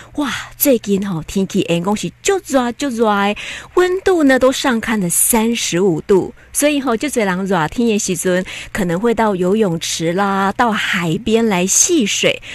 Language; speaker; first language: Chinese; native; Chinese